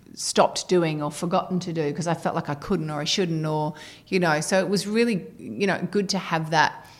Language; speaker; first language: English; native; English